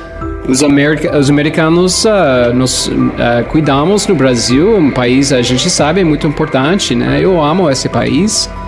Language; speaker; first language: Portuguese; non-native, fluent; English